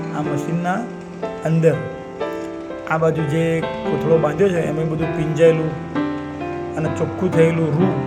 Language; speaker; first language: Gujarati; native; Gujarati